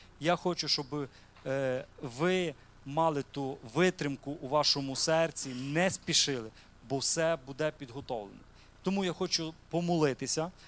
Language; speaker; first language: Ukrainian; native; Ukrainian